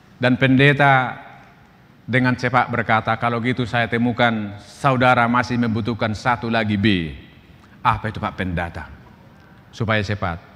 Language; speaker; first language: Indonesian; non-native, local second language; Batak Toba